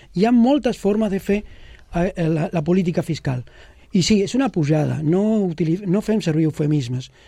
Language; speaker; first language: Catalan; non-native, local second language; Spanish